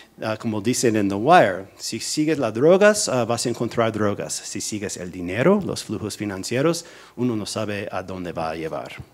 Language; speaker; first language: Spanish; non-native, fluent; English